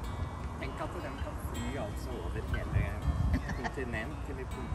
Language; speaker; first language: Norwegian; native; Norwegian